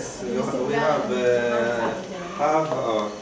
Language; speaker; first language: English; non-native, learner; Arabic